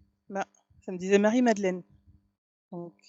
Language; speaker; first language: French; native; French